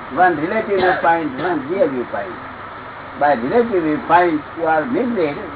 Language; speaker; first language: English; non-native, local second language; Gujarati